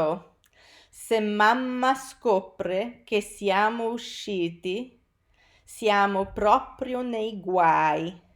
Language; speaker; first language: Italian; non-native, fluent; English